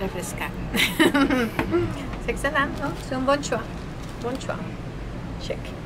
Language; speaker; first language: French; non-native, learner; Spanish